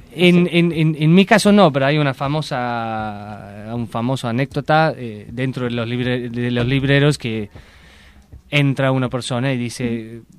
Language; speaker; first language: Spanish; non-native, fluent; English